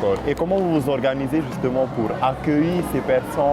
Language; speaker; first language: French; native; French